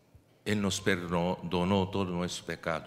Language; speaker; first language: Spanish; non-native, fluent; Portuguese